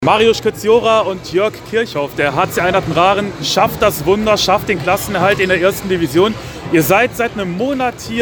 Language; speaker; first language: German; native; German